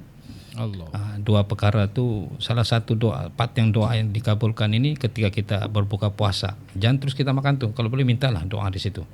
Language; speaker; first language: Malay; native; Malay